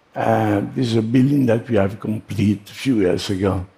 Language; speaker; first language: English; non-native, fluent; Italian